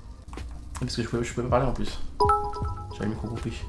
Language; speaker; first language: French; native; French